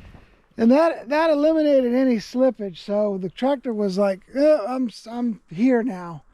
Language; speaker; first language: English; native; English